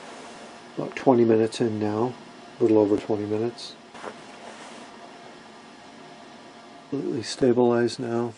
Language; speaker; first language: English; native; English